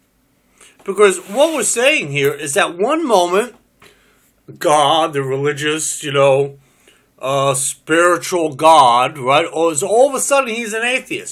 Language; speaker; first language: English; native; English